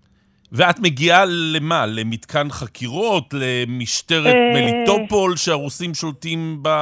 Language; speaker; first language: Hebrew; native; Hebrew